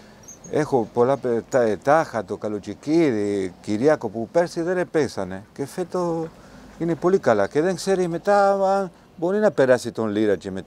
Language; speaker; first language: Greek; non-native, learner; Spanish